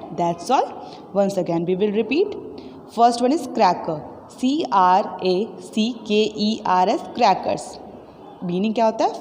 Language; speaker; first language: Hindi; native; Hindi